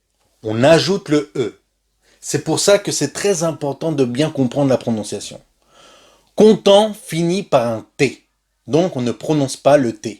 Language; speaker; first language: French; non-native, fluent; Spanish